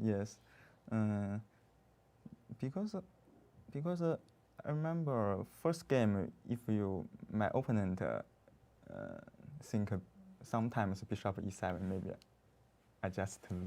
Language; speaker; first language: English; non-native, learner; Chinese